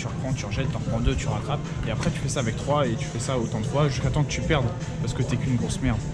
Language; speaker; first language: French; native; French